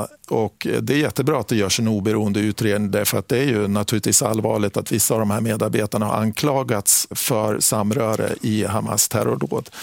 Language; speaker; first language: Swedish; native; Swedish